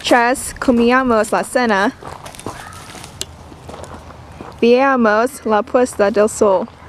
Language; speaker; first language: Spanish; non-native, learner; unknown